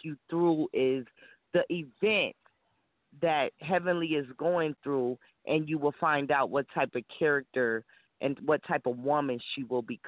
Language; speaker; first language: English; native; English